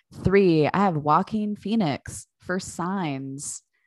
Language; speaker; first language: English; native; English